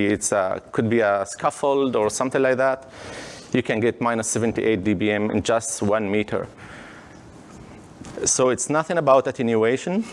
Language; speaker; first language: English; non-native, fluent; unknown